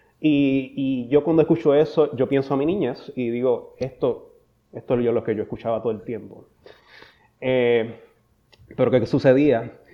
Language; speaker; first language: Spanish; native; Spanish